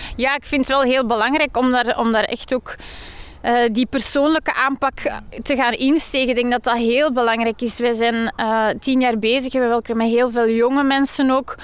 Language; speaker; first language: Dutch; native; Dutch